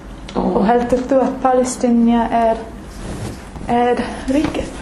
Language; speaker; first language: Icelandic; non-native, learner; English